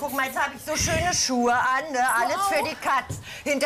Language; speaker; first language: German; native; German